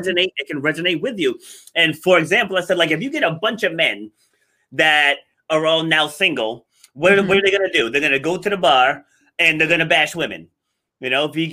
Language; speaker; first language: English; native; English